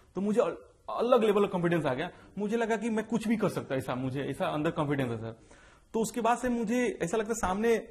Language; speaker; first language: Hindi; native; Hindi